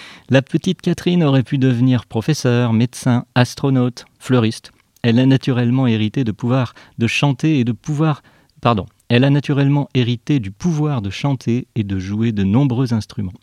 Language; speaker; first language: French; native; French